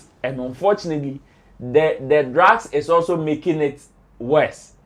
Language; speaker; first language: English; non-native, local second language; Akan